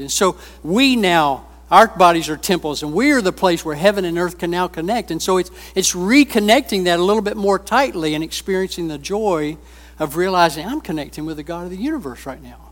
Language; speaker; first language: English; native; English